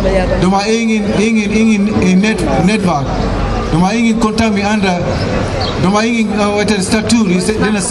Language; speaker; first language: Swedish; non-native, fluent; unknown